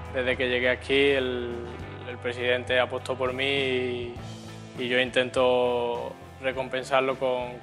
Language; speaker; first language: Spanish; native; Spanish